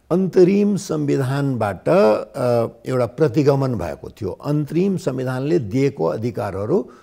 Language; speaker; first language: Nepali; non-native, local second language; Maithili